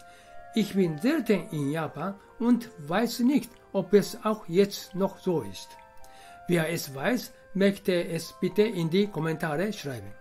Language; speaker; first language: German; non-native, fluent; Japanese